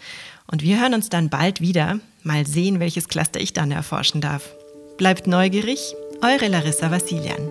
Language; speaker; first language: German; native; German